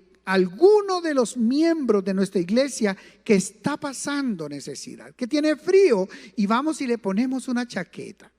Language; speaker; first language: Spanish; native; Spanish